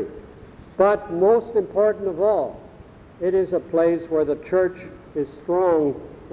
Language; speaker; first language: English; early bilingual, other home language; German